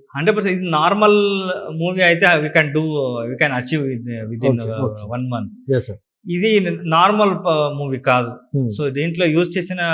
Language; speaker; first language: Telugu; non-native, learner; Kannada